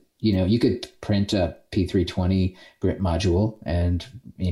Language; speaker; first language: English; native; English